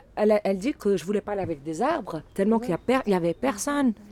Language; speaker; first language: French; non-native, local second language; Arabic